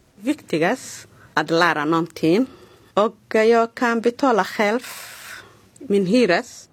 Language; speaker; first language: Swedish; non-native, learner; Somali